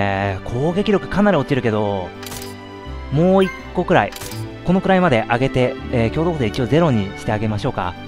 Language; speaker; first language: Japanese; native; Japanese